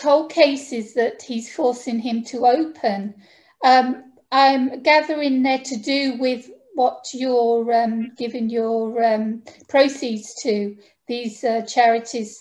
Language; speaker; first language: English; native; English